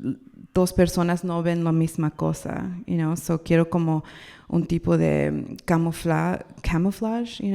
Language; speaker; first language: Spanish; non-native, learner; English